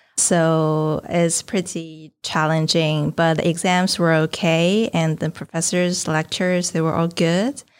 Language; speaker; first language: English; non-native, fluent; Chinese